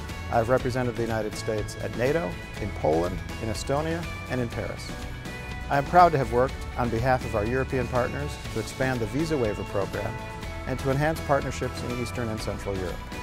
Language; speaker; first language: English; native; English